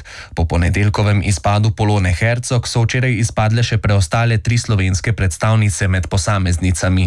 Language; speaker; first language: Slovenian; native; Slovenian